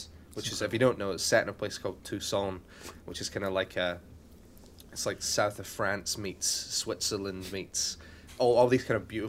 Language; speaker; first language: English; native; English